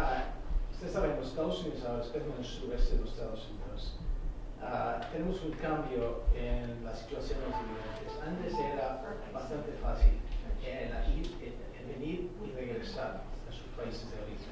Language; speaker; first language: Spanish; non-native, fluent; English